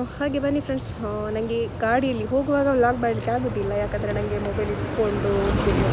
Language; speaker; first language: Kannada; non-native, local second language; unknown